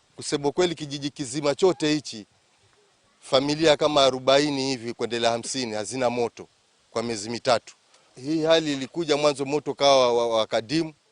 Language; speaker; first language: Swahili; native; Swahili